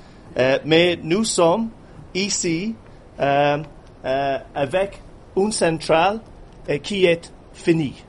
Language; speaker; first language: French; non-native, learner; English